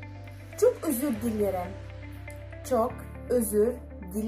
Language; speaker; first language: Turkish; non-native, fluent; Arabic